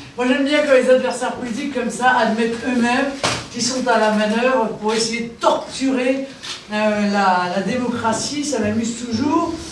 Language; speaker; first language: French; native; French